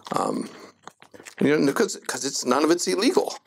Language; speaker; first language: English; native; English